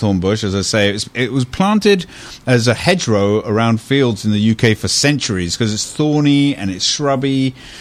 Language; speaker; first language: English; native; English